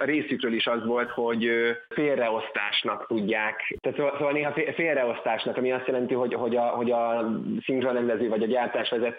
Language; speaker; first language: Hungarian; native; Hungarian